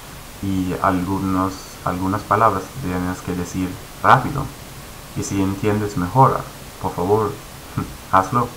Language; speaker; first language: Spanish; non-native, fluent; Swedish